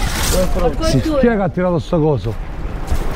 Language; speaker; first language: Italian; native; Italian